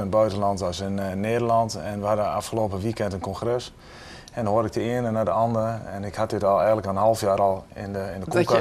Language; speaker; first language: Dutch; native; Dutch